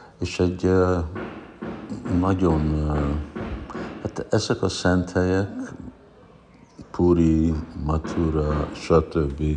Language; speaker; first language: Hungarian; early bilingual, heritage; Hungarian